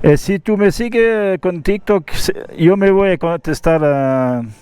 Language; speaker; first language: Spanish; non-native, learner; French